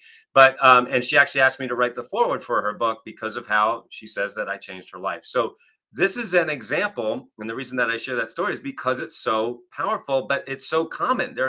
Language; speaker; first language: English; native; English